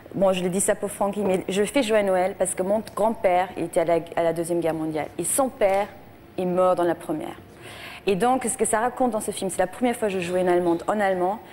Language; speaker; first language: French; non-native, fluent; German